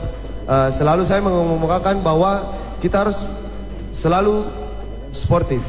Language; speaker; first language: Indonesian; native; Indonesian